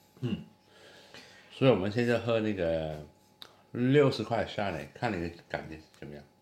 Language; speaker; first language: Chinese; non-native, local second language; Cantonese